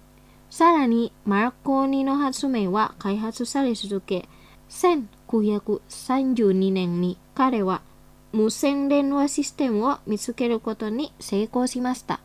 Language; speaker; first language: Japanese; non-native, fluent; Indonesian